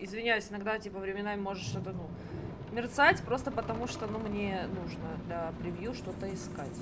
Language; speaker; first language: Russian; native; Russian